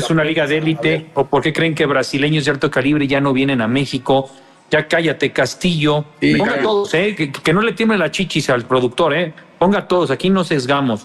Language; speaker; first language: Spanish; native; Spanish